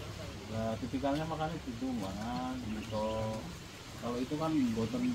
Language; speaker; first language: Indonesian; non-native, local second language; Javanese